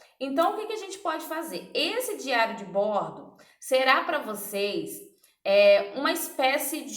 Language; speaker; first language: Portuguese; native; Portuguese